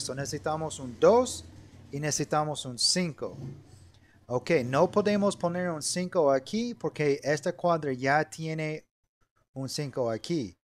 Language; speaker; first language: Spanish; non-native, learner; English